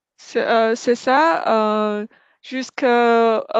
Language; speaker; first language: French; non-native, learner; English